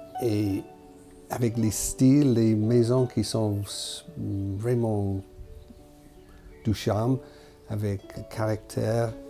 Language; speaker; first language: French; non-native, fluent; English